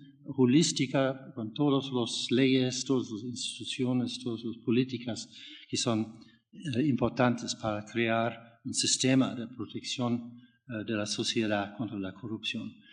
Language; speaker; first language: Spanish; non-native, learner; German